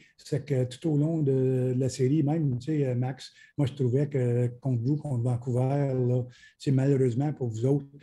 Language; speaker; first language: French; native; French